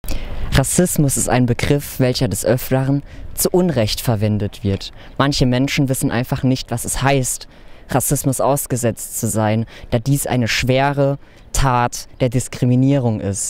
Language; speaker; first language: German; native; German